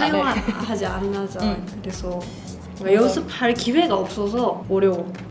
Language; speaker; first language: Korean; non-native, learner; Japanese